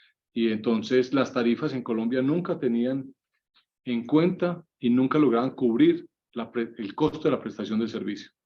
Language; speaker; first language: Spanish; native; Spanish